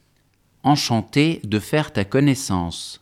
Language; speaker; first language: French; non-native, fluent; German